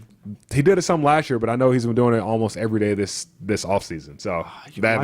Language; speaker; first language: English; native; English